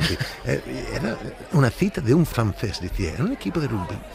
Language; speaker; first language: Spanish; non-native, fluent; English